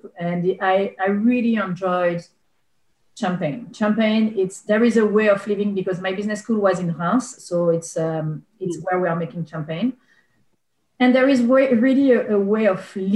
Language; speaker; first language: English; non-native, fluent; French